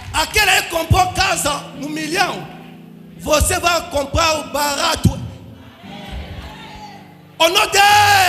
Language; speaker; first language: Portuguese; non-native, learner; Lingala